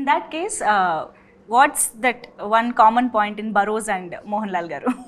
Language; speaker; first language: English; non-native, local second language; Telugu